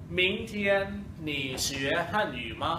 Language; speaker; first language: Chinese; non-native, fluent; Thai